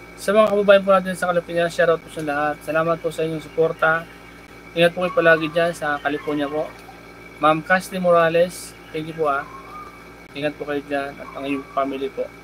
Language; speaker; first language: Filipino; native; Filipino